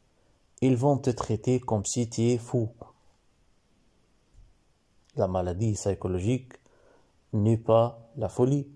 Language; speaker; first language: French; non-native, learner; Arabic